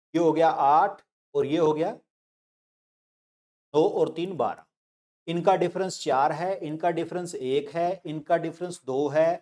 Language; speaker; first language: Hindi; non-native, local second language; Punjabi